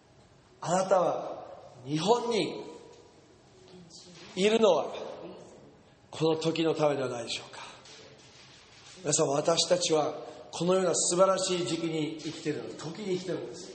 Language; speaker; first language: Japanese; non-native, fluent; English